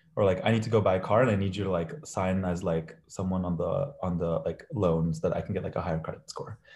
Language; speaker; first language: English; early bilingual, other home language; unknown